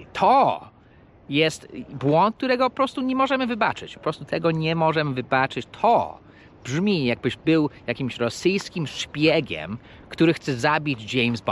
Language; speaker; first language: Polish; non-native, fluent; English